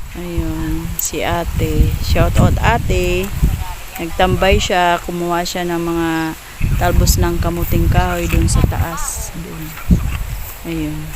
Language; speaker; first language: Filipino; native; Filipino